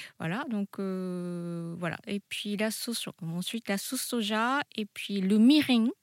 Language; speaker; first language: French; non-native, fluent; Japanese